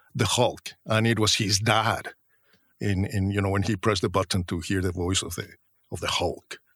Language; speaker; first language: English; non-native, fluent; Spanish